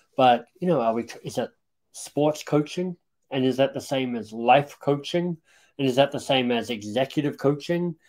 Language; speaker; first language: English; native; English